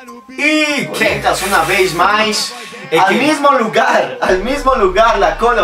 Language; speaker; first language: Portuguese; non-native, learner; Spanish